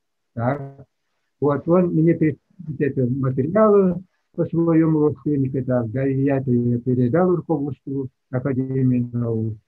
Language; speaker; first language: Russian; non-native, local second language; Yakut